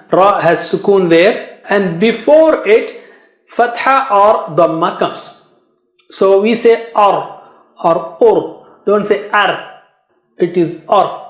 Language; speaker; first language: English; non-native, fluent; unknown